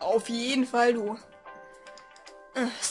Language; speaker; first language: German; native; German